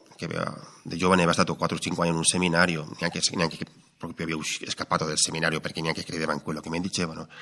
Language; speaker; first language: Italian; non-native, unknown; Spanish